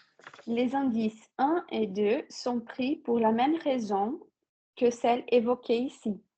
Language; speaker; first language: French; non-native, fluent; Portuguese